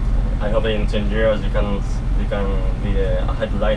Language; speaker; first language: English; non-native, learner; Spanish